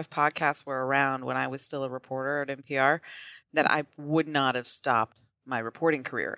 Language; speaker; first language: English; native; English